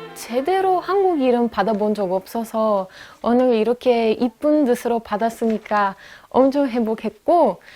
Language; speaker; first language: Korean; non-native, fluent; Bulgarian